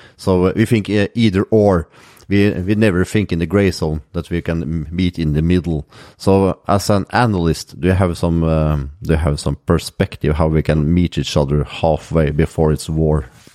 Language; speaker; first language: English; non-native, fluent; Norwegian